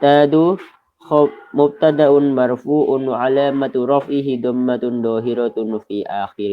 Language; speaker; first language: Arabic; non-native, learner; Indonesian